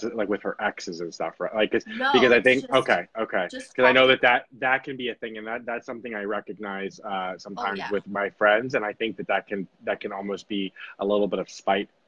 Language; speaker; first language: English; native; English